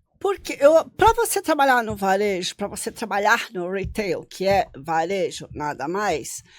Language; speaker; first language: Portuguese; non-native, local second language; German